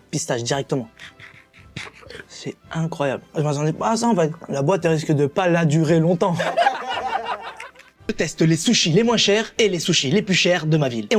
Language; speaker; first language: French; native; French